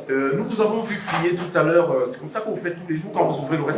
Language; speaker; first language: French; native; French